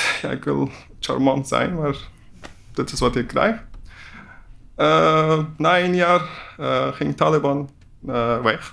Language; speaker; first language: Dutch; non-native, learner; Persian